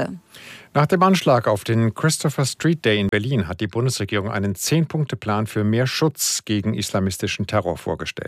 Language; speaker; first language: German; native; German